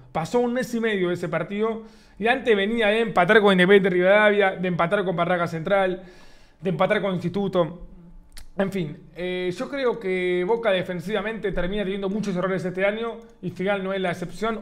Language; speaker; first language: Spanish; native; Spanish